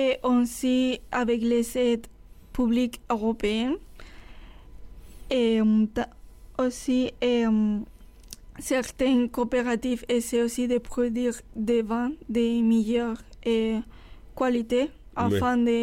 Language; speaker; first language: French; non-native, fluent; Spanish